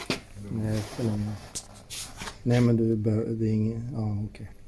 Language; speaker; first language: Swedish; native; Swedish